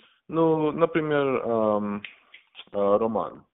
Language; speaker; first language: Russian; non-native, learner; English